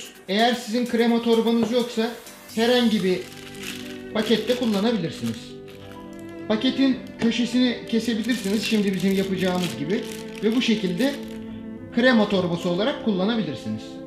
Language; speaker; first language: Turkish; native; Turkish